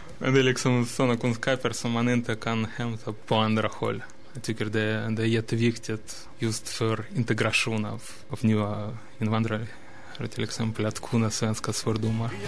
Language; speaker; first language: Swedish; non-native, fluent; Russian